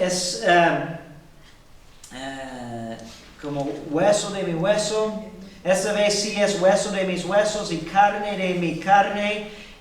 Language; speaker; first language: Spanish; non-native, fluent; English